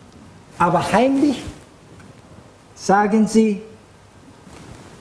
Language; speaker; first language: German; non-native, fluent; Japanese